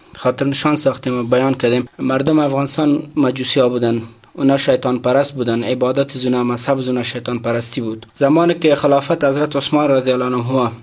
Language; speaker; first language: Persian; native; Persian